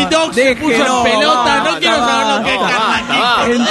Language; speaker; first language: Spanish; native; Spanish